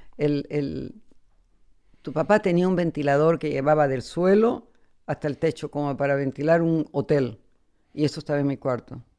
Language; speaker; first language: Spanish; native; Spanish